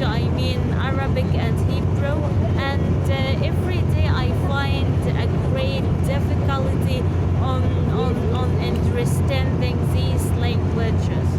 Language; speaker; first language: English; non-native, learner; Arabic